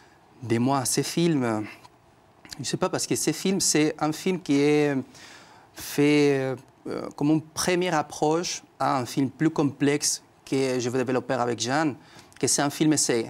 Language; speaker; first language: French; non-native, fluent; Spanish